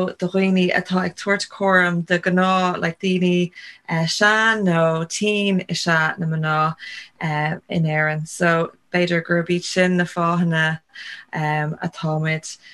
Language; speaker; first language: Irish; non-native, local second language; English